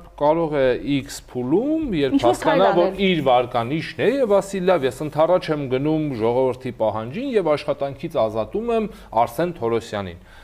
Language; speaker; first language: Armenian; native; Armenian